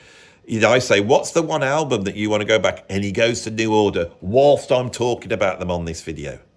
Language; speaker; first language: English; native; English